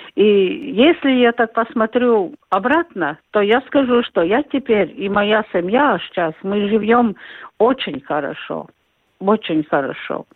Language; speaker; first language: Russian; non-native, local second language; Latvian